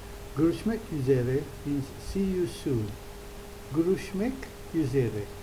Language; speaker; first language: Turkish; non-native, learner; English